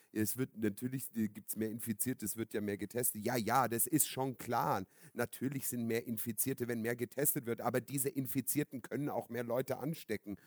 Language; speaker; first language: German; native; German